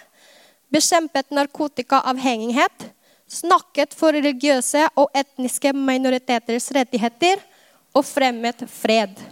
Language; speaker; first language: Norwegian; non-native, fluent; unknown